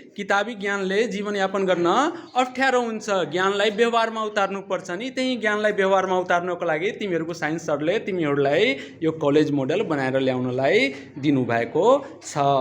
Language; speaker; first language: Nepali; non-native, local second language; Maithili